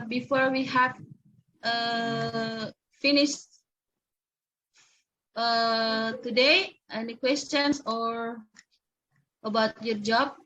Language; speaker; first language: English; non-native, local second language; Indonesian